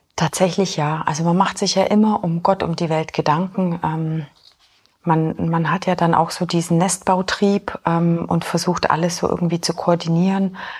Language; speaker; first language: German; early bilingual, other home language; Polish